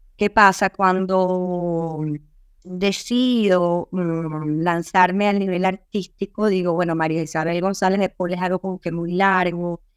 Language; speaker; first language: Spanish; native; Spanish